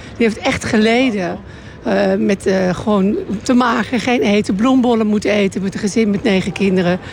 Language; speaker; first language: Dutch; native; Dutch